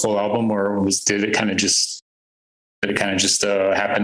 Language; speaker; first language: English; native; English